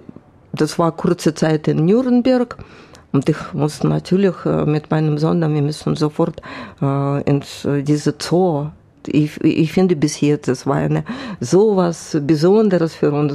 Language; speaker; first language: German; non-native, fluent; Russian